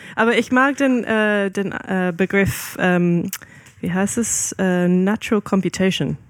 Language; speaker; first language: German; non-native, learner; Malay